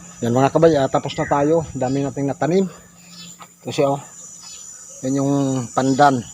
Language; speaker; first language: Filipino; non-native, local second language; Cebuano